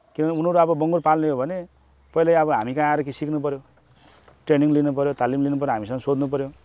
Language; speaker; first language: Nepali; native; Nepali